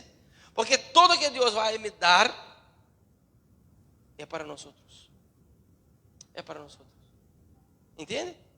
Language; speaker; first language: Spanish; non-native, learner; Portuguese